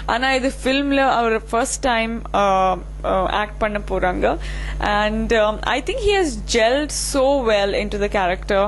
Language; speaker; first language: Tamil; non-native, fluent; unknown